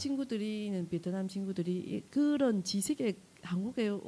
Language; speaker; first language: Korean; non-native, fluent; Vietnamese